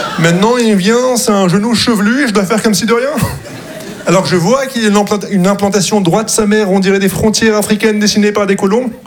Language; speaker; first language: French; non-native, local second language; Arabic